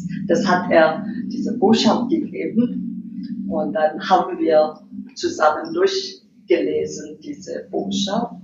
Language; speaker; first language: German; non-native, learner; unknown